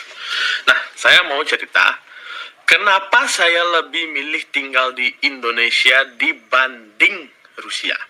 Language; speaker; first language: Indonesian; early bilingual, other home language; Russian